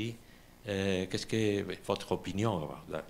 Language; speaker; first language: French; non-native, learner; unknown